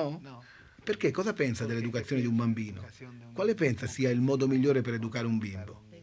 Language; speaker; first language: Italian; native; Italian